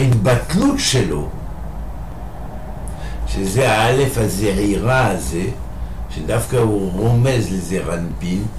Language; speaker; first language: Hebrew; non-native, fluent; French